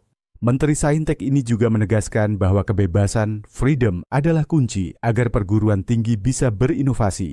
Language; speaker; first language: Indonesian; native; Indonesian